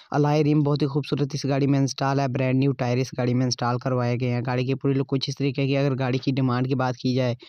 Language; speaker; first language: Urdu; non-native, local second language; Punjabi